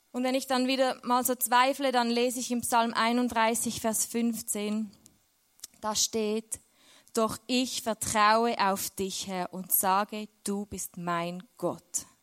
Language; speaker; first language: German; native; German